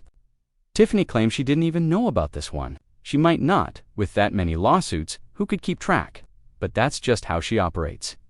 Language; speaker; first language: English; native; English